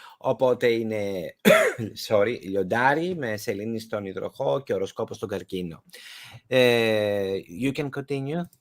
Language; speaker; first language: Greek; native; Greek